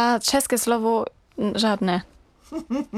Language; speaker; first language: Czech; non-native, learner; German